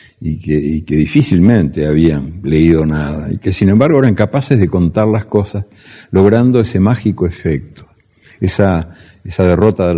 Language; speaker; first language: Spanish; native; Spanish